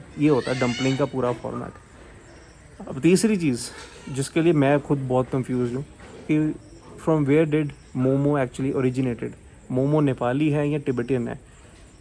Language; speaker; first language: Hindi; native; Hindi